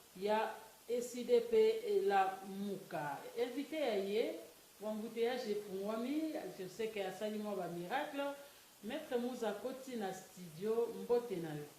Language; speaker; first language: Lingala; native; Lingala